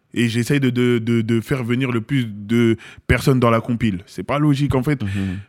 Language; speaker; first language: French; native; French